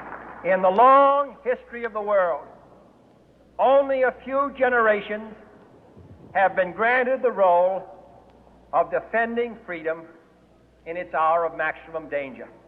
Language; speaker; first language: English; native; English